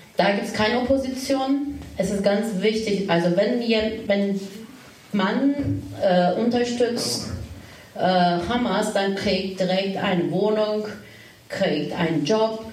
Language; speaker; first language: German; non-native, fluent; Turkish